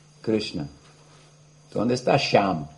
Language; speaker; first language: Spanish; non-native, learner; English